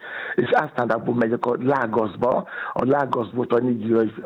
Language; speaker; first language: Hungarian; non-native, fluent; Yoruba